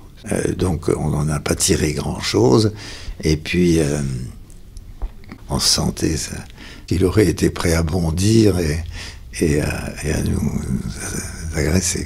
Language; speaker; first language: French; native; French